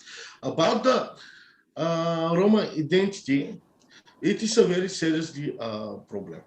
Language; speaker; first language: English; non-native, learner; Bulgarian